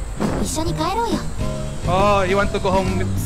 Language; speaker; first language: English; non-native, fluent; Indonesian